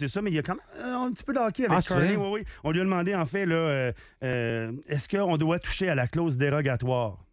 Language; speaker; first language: French; native; French